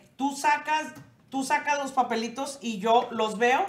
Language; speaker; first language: Spanish; native; Spanish